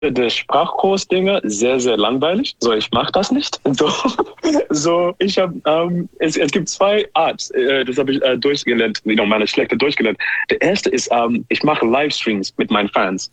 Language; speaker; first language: German; non-native, learner; English